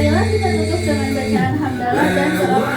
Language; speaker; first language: Indonesian; native; Indonesian